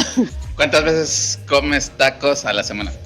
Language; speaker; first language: Spanish; native; Spanish